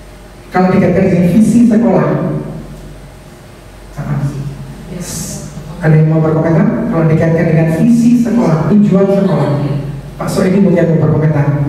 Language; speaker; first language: Indonesian; native; Indonesian